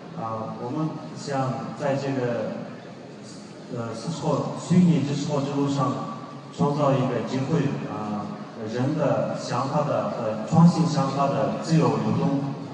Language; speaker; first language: Chinese; non-native, learner; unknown